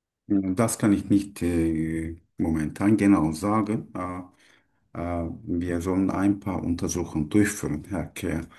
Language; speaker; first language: German; non-native, learner; Turkish